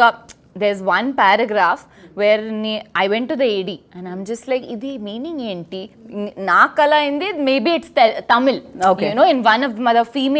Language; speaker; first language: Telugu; non-native, learner; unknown